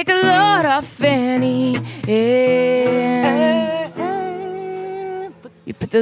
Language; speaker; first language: English; native; English